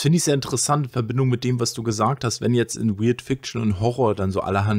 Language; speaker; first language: German; native; German